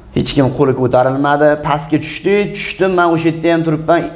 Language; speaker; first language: Uzbek; native; Uzbek